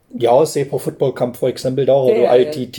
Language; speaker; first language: Norwegian; non-native, fluent; German